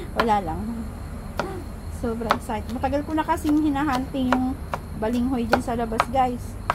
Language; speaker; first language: Filipino; non-native, local second language; Hiligaynon